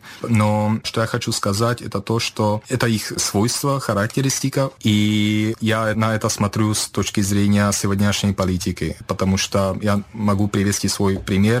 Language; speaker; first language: Russian; non-native, fluent; Czech